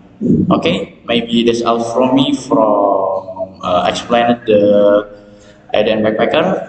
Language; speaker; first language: English; non-native, learner; Indonesian